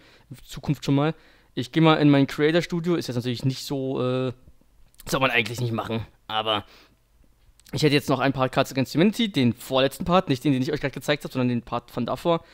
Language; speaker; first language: German; native; German